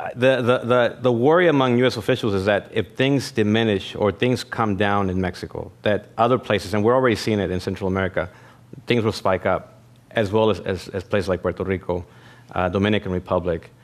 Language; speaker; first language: English; early bilingual, other home language; Spanish